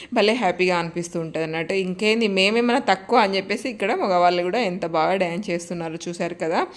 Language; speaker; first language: Telugu; non-native, local second language; Lambadi